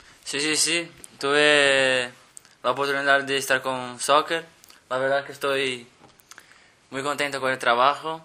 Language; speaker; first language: Spanish; non-native, fluent; Portuguese